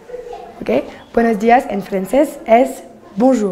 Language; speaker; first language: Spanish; non-native, learner; French